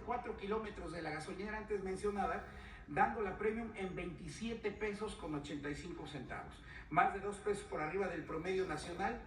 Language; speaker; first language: Spanish; native; Spanish